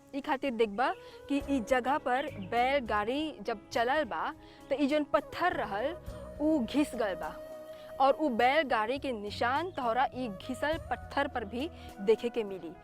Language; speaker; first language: Bhojpuri; native; Bhojpuri